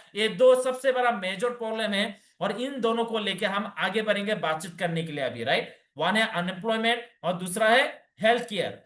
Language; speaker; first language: Hindi; non-native, local second language; Bangla